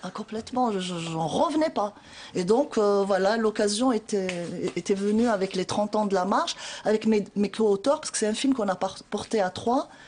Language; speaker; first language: French; non-native, local second language; Arabic